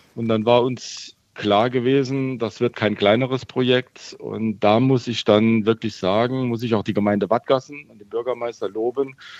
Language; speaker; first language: German; native; German